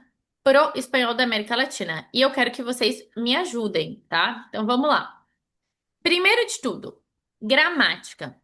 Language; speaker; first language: Portuguese; non-native, fluent; Spanish